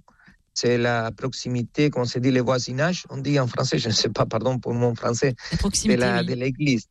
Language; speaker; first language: French; non-native, fluent; Spanish